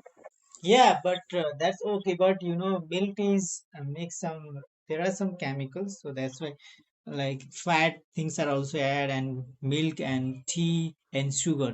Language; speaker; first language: English; non-native, learner; Nepali